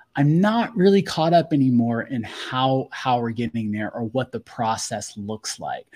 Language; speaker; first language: English; native; English